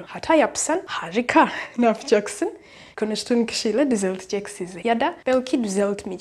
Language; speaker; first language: Turkish; non-native, learner; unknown